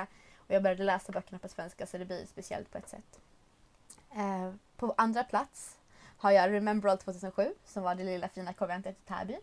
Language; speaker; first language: Swedish; native; Swedish